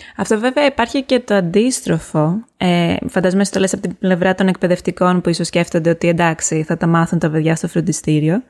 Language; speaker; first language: Greek; native; Greek